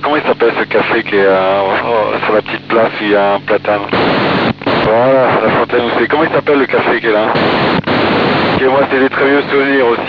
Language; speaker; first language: French; native; French